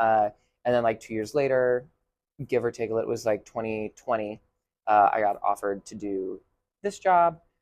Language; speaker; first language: English; native; English